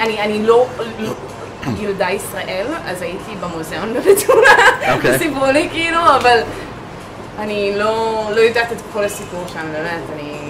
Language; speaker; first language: Hebrew; early bilingual, heritage; English